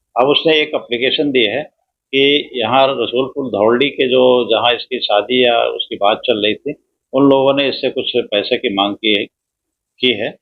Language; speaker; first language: Hindi; native; Hindi